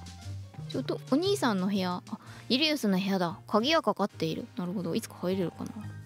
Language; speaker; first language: Japanese; native; Japanese